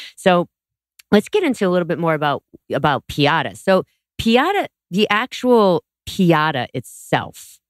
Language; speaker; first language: English; native; English